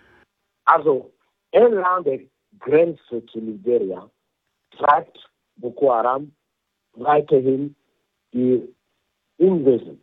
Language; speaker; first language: German; non-native, fluent; French